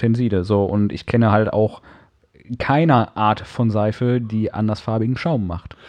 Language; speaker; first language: German; native; German